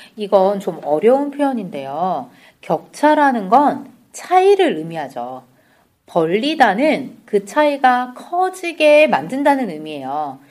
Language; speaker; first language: Korean; native; Korean